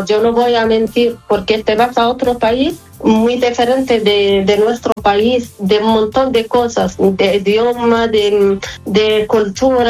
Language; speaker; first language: Spanish; non-native, fluent; Arabic